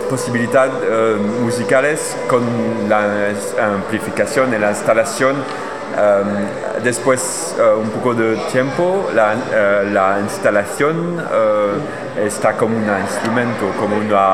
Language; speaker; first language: Spanish; non-native, learner; French